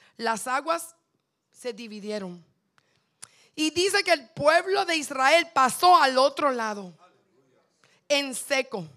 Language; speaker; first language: Spanish; native; Spanish